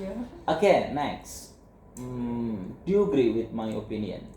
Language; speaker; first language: English; non-native, learner; Indonesian